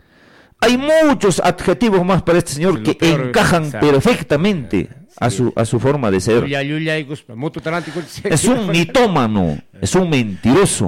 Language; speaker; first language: Spanish; native; Spanish